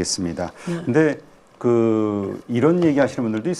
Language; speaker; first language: Korean; native; Korean